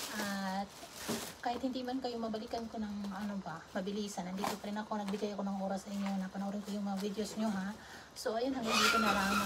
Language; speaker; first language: Filipino; native; Filipino